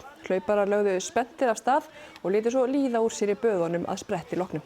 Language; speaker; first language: Icelandic; native; Icelandic